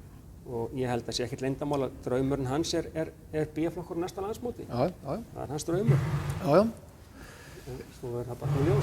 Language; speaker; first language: Icelandic; native; Icelandic